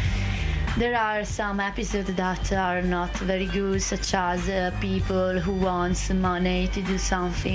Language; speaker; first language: English; non-native, fluent; Italian